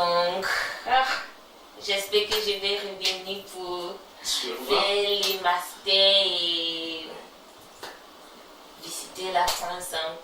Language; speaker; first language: French; non-native, learner; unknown